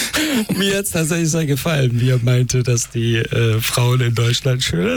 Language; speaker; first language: German; early bilingual, other home language; Persian